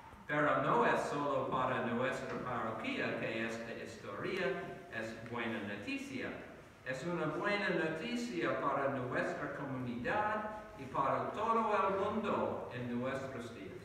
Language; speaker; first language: Spanish; non-native, learner; English